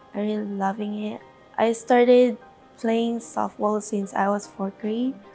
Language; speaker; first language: English; non-native, local second language; Iloko